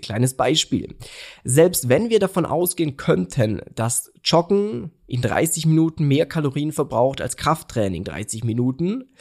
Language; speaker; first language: German; native; German